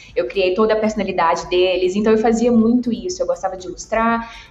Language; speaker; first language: Portuguese; native; Portuguese